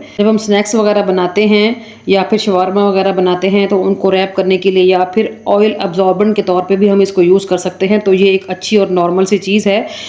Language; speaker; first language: Urdu; native; Urdu